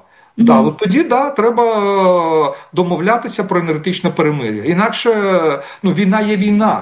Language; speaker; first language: Ukrainian; native; Ukrainian